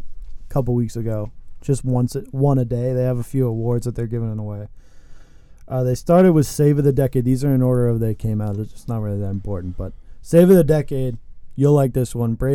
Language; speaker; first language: English; native; English